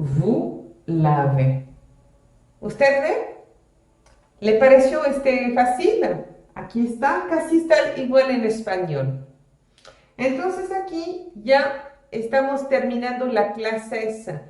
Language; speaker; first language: Spanish; non-native, fluent; French